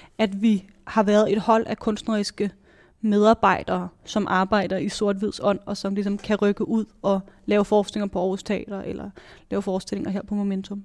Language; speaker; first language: Danish; native; Danish